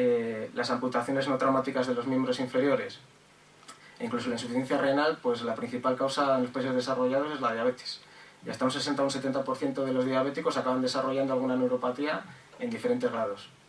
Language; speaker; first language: Spanish; native; Spanish